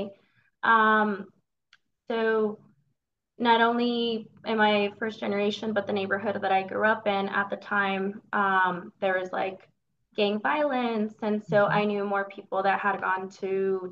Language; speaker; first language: English; native; English